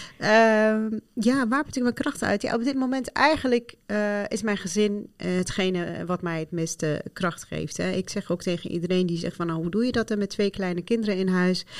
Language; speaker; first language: Dutch; non-native, fluent; Arabic